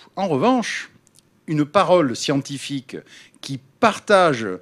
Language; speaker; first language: French; native; French